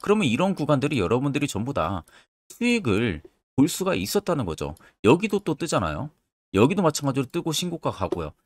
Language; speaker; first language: Korean; native; Korean